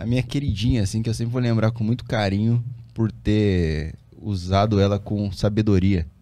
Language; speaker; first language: Portuguese; native; Portuguese